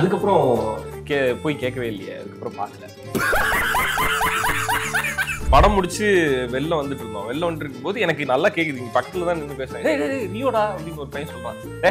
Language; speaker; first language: Tamil; native; Tamil